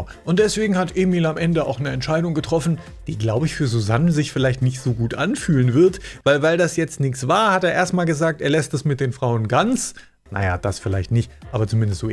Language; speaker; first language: German; native; German